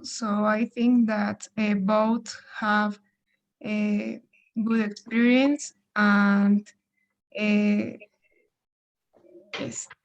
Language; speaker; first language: English; non-native, learner; Spanish